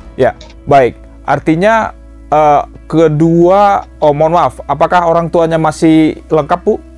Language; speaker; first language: Indonesian; native; Indonesian